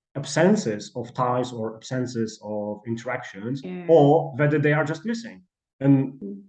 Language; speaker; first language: English; non-native, fluent; Czech